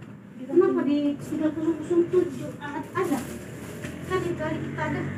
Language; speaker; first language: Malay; non-native, learner; Filipino